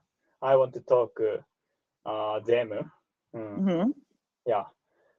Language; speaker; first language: English; non-native, learner; Japanese